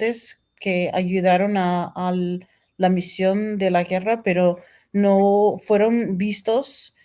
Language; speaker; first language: Spanish; non-native, fluent; English